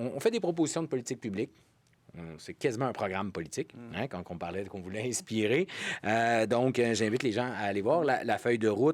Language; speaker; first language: French; native; French